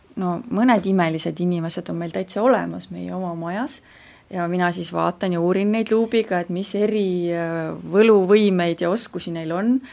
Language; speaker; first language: Estonian; native; Estonian